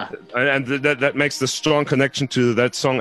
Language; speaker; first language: English; non-native, fluent; Hungarian